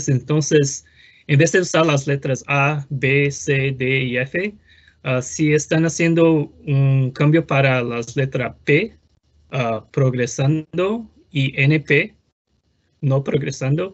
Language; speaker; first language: Spanish; non-native, fluent; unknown